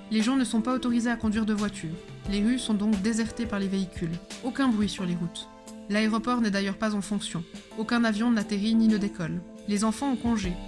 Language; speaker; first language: French; early bilingual, other home language; Hebrew